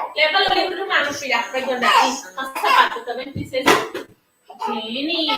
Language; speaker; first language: Portuguese; non-native, local second language; Tetum